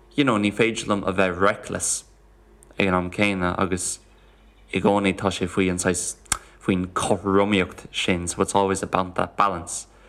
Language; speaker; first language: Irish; non-native, local second language; English